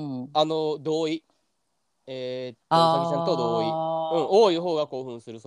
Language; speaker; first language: Japanese; native; Japanese